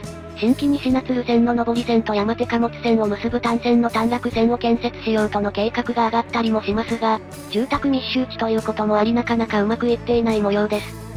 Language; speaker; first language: Japanese; native; Japanese